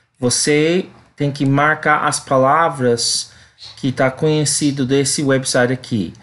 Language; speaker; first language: Portuguese; non-native, learner; English